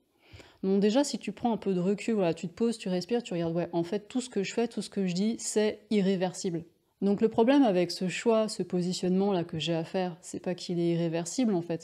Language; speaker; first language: French; native; French